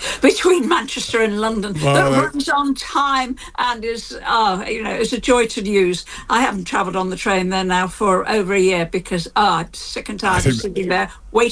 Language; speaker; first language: English; native; English